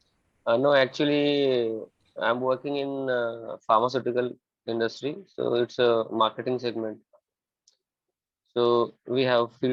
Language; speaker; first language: English; non-native, local second language; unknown